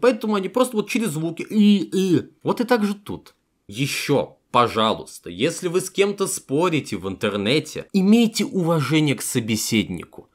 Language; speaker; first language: Russian; native; Russian